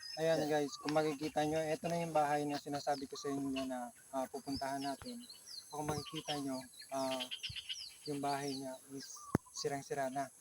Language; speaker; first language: Filipino; native; Filipino